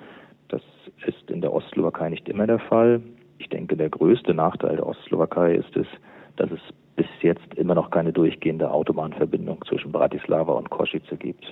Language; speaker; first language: German; native; German